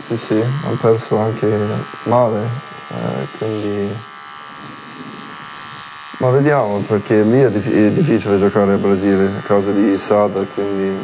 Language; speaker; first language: Italian; non-native, learner; English